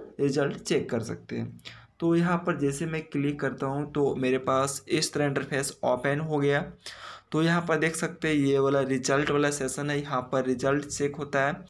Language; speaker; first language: Hindi; native; Hindi